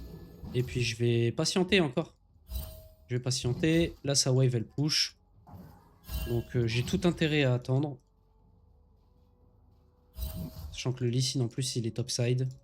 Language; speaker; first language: French; native; French